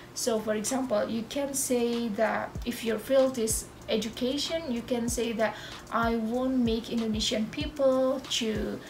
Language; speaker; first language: English; non-native, fluent; Indonesian